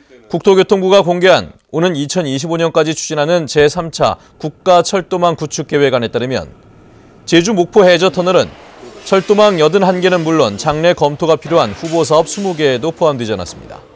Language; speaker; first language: Korean; native; Korean